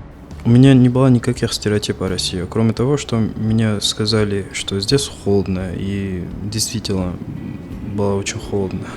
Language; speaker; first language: Russian; non-native, fluent; Arabic